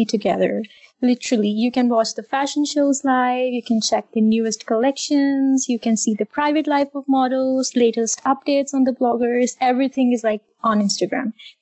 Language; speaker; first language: English; non-native, local second language; Urdu